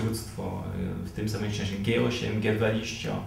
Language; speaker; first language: Polish; non-native, fluent; French